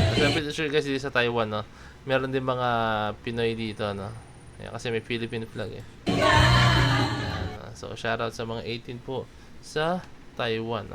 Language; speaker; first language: Filipino; native; Filipino